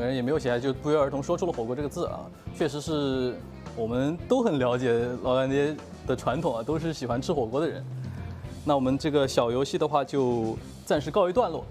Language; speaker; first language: Chinese; native; Chinese